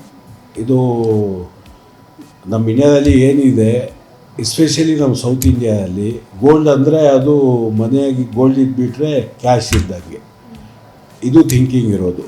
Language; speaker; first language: Kannada; non-native, local second language; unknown